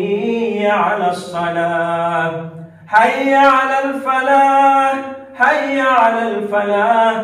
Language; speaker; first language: Arabic; non-native, learner; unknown